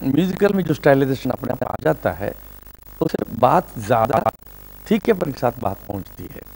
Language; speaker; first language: Hindi; non-native, local second language; Kannada